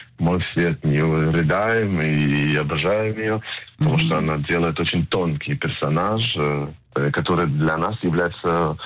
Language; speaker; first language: Russian; non-native, fluent; Hebrew